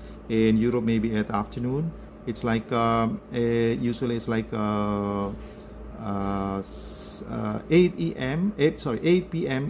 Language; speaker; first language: English; non-native, learner; Indonesian